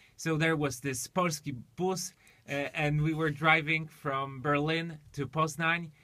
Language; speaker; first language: English; non-native, fluent; Polish